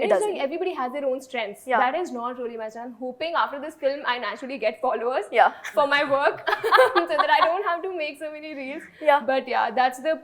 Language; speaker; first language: English; non-native, local second language; Hindi